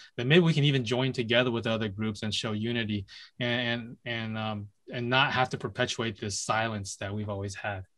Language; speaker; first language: English; native; English